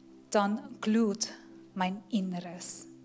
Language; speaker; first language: German; non-native, fluent; Persian